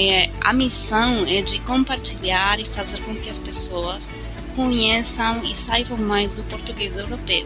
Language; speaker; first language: Portuguese; non-native, fluent; Spanish